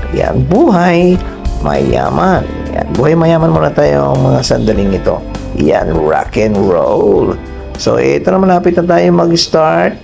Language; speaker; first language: Filipino; native; Filipino